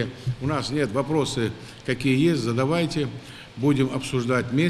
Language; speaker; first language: Russian; non-native, local second language; Ingush